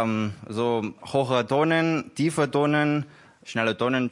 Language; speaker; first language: German; non-native, learner; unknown